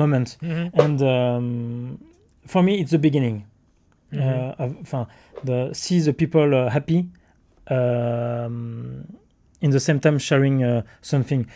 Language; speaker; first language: English; non-native, learner; French